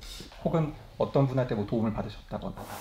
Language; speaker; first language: Korean; native; Korean